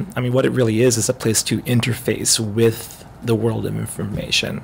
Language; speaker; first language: English; native; English